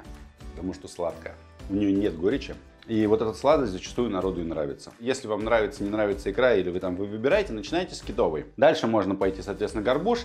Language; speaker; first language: Russian; native; Russian